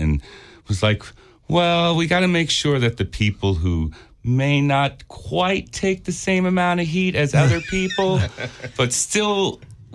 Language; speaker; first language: English; native; English